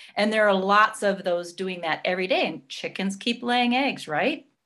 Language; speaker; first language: English; native; English